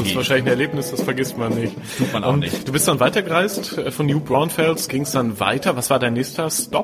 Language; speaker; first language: German; native; German